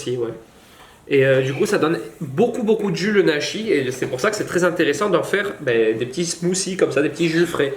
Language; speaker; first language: French; native; French